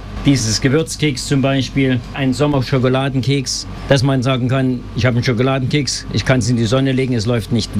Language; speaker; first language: German; native; German